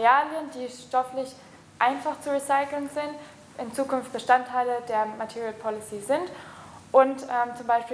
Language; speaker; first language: German; native; German